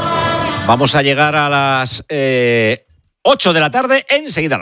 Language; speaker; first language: Spanish; native; Spanish